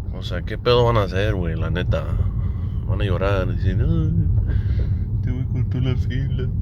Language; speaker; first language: Spanish; early bilingual, other home language; English